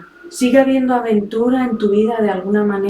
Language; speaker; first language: Spanish; native; Spanish